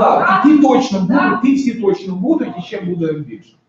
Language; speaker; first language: Ukrainian; native; Ukrainian